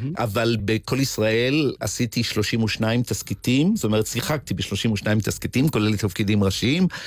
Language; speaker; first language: Hebrew; native; Hebrew